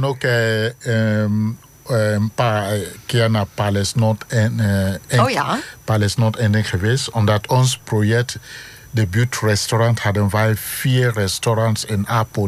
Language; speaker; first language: Dutch; non-native, learner; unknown